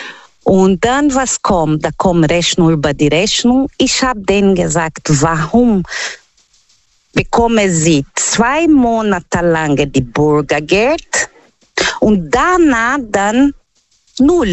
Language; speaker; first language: German; non-native, fluent; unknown